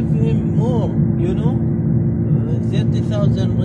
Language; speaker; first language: English; non-native, learner; Arabic